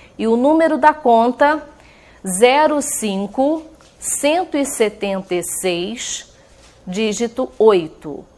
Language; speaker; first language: Portuguese; native; Portuguese